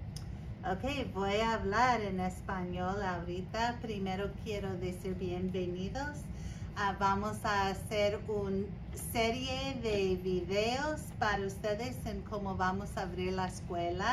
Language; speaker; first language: Spanish; non-native, learner; English